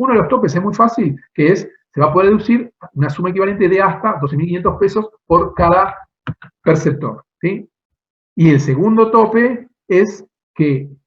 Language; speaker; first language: Spanish; native; Spanish